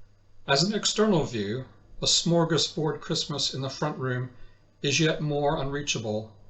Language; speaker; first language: English; native; English